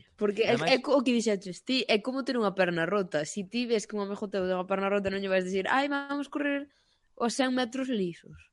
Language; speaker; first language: Galician; non-native, local second language; Spanish